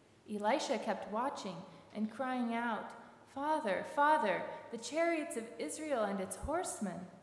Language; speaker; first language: English; native; English